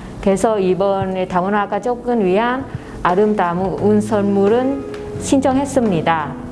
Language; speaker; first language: Korean; non-native, fluent; Vietnamese